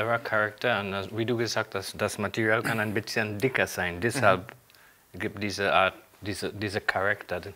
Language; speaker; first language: German; non-native, fluent; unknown